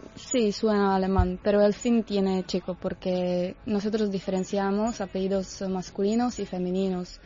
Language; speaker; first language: Spanish; non-native, fluent; Czech